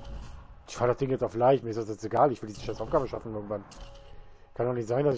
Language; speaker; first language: German; native; German